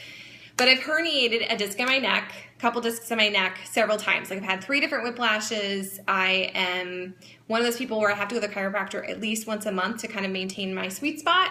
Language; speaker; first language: English; native; English